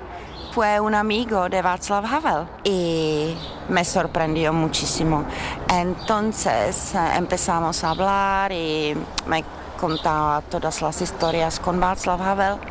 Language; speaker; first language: Spanish; non-native, learner; Czech